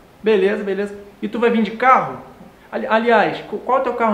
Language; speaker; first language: Portuguese; native; Portuguese